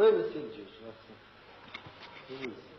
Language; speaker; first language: French; non-native, learner; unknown